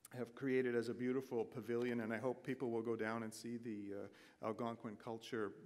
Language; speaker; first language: English; native; English